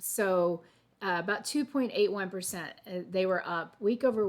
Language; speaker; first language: English; native; English